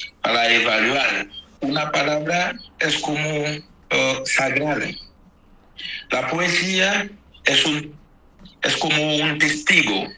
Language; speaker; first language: Spanish; non-native, fluent; Haitian Creole